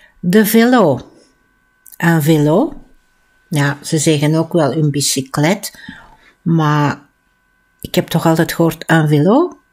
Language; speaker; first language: Dutch; native; Dutch